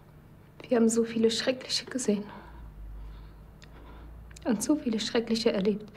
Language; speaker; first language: German; non-native, learner; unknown